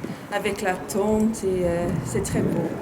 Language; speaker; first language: French; non-native, learner; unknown